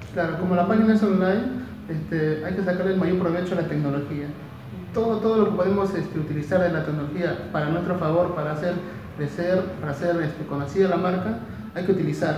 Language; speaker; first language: Spanish; native; Spanish